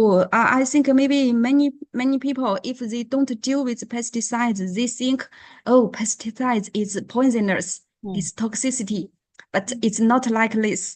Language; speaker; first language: English; non-native, learner; Chinese